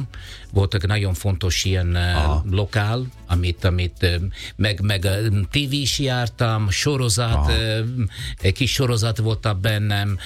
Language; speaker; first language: Hungarian; non-native, learner; Italian